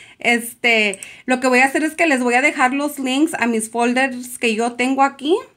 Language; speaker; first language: Spanish; early bilingual, heritage; Spanish